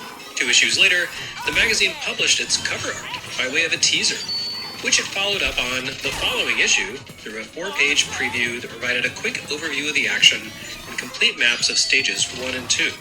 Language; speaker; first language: English; native; English